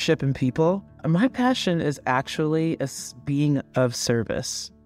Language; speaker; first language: English; native; English